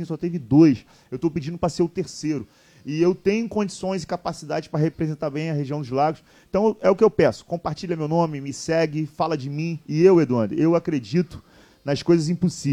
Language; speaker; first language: Portuguese; native; Portuguese